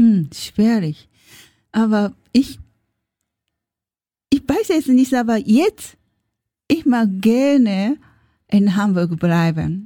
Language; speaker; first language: German; non-native, learner; Japanese